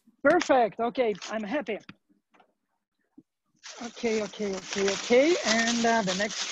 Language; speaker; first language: English; non-native, learner; Ukrainian